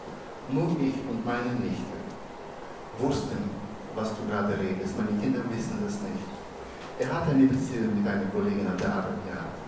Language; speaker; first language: German; non-native, fluent; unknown